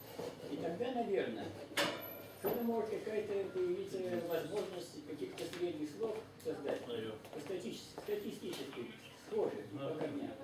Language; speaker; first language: Russian; native; Russian